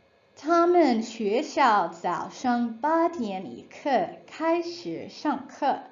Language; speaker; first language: Chinese; non-native, fluent; English